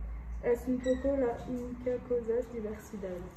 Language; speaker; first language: Spanish; non-native, learner; French